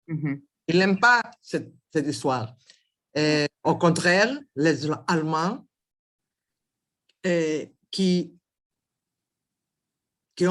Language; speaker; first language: French; non-native, learner; Greek